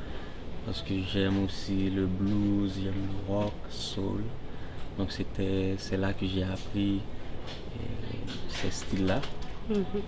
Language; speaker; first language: French; non-native, local second language; Haitian Creole